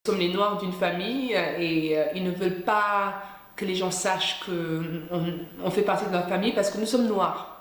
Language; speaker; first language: French; non-native, fluent; English